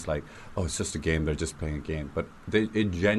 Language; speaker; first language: English; non-native, local second language; Urdu